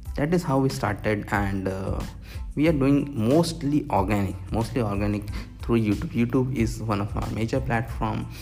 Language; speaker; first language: English; non-native, local second language; Hindi